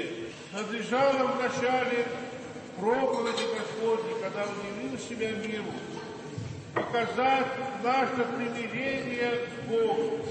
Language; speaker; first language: Russian; native; Russian